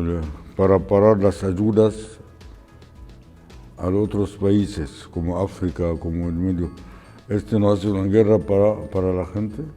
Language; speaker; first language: Spanish; non-native, fluent; Arabic